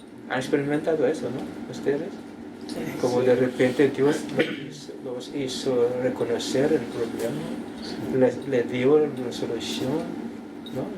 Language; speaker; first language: Spanish; non-native, learner; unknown